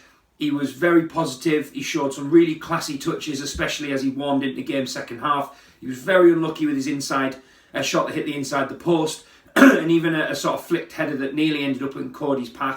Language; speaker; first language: English; native; English